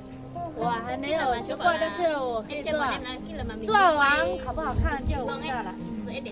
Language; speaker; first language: Chinese; non-native, learner; Vietnamese